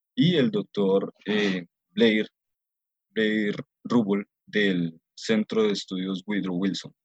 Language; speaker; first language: Spanish; non-native, fluent; Russian